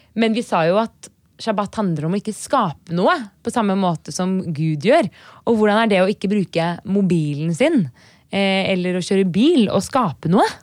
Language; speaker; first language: Norwegian; native; Norwegian